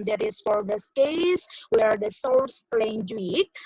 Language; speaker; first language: English; non-native, learner; Indonesian